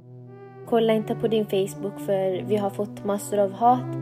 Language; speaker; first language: Swedish; non-native, fluent; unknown